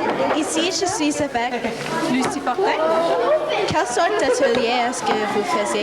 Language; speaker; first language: French; non-native, local second language; English